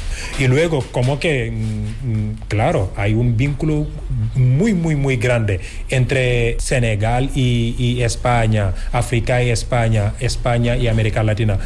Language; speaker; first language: Spanish; non-native, fluent; Wolof